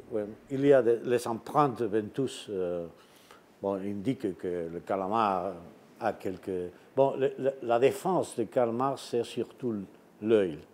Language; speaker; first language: French; non-native, fluent; Spanish